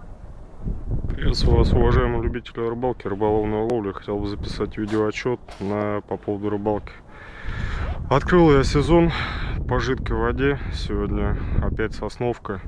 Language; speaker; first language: Russian; native; Russian